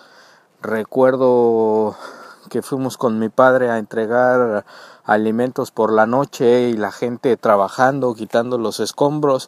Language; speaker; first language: Spanish; native; Spanish